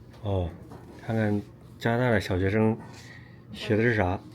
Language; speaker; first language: Chinese; native; Chinese